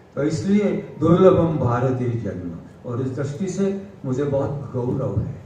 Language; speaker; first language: Hindi; non-native, local second language; Gujarati